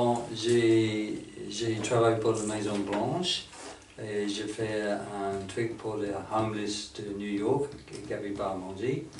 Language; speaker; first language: French; non-native, fluent; English